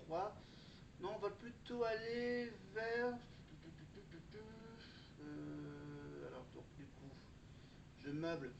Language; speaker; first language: French; native; French